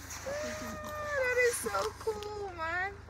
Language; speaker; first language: English; non-native, learner; Russian